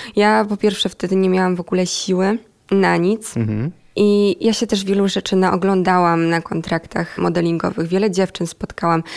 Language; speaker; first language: Polish; native; Polish